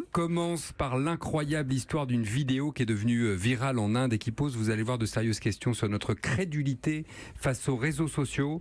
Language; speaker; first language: French; native; French